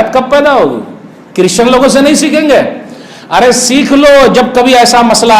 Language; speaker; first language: Hindi; native; Hindi